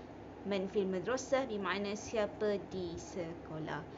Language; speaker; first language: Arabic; non-native, fluent; Malay